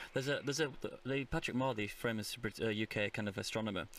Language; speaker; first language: English; native; English